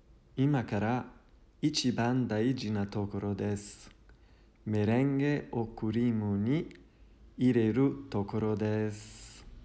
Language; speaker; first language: Japanese; non-native, learner; Italian